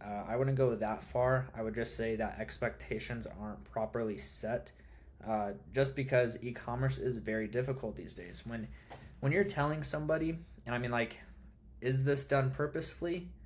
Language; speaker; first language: English; native; English